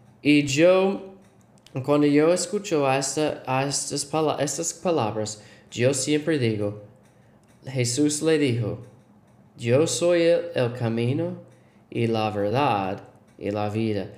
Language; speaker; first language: Spanish; non-native, learner; English